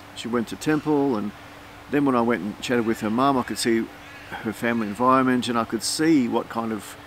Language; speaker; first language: English; native; English